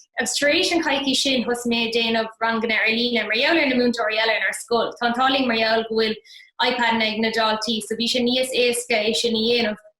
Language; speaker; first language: Irish; non-native, local second language; English